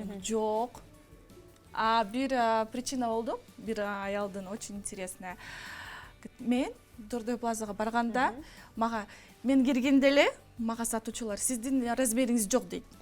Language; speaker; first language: Kyrgyz; non-native, local second language; Russian